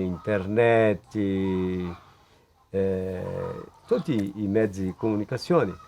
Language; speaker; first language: Italian; non-native, fluent; Portuguese